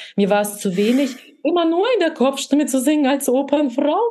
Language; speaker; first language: German; early bilingual, other home language; Russian